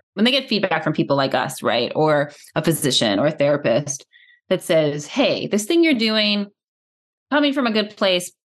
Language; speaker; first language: English; early bilingual, other home language; Spanish